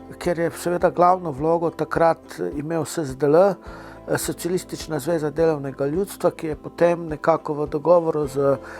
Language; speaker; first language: Slovenian; non-native, local second language; Romany